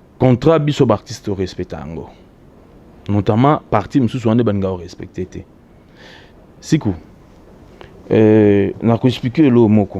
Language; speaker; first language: Lingala; native; Lingala